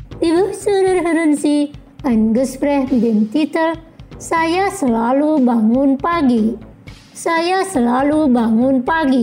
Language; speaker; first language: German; non-native, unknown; Indonesian